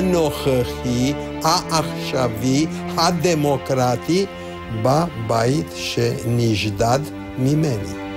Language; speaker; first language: Hebrew; non-native, fluent; Romanian